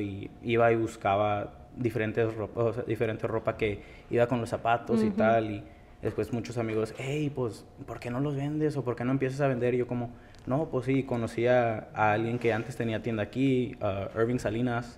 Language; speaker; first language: Spanish; early bilingual, heritage; Spanish